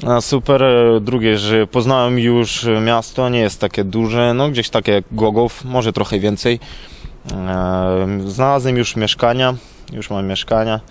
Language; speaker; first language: Polish; non-native, learner; Ukrainian